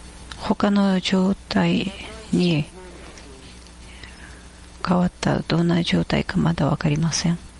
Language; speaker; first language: Japanese; non-native, fluent; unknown